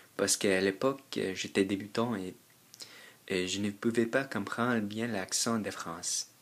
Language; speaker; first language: French; non-native, fluent; English